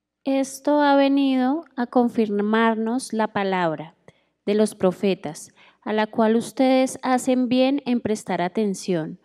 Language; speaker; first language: Spanish; native; Spanish